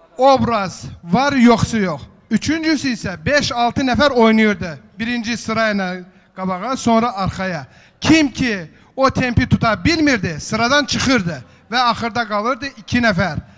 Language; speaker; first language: Azerbaijani; non-native, local second language; Avaric